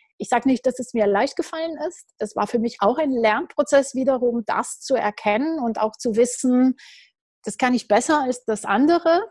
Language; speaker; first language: German; non-native, fluent; Romanian